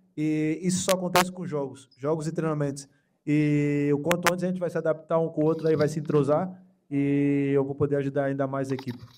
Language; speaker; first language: Portuguese; native; Portuguese